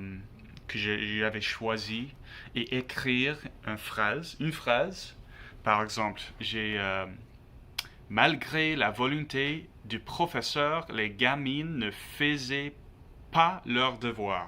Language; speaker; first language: French; non-native, learner; English